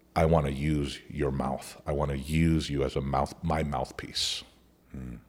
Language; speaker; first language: English; early bilingual, other home language; Spanish